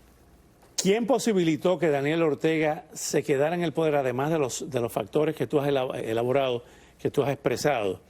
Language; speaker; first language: Spanish; native; Spanish